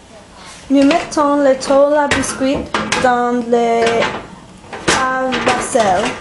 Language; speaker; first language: French; non-native, learner; English